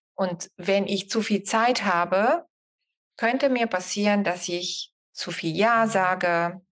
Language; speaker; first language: German; non-native, fluent; Bulgarian